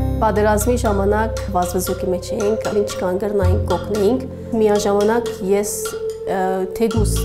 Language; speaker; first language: Armenian; early bilingual, heritage; Armenian